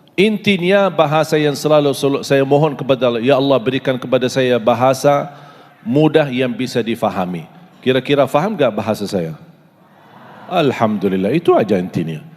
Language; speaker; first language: Malay; non-native, fluent; Arabic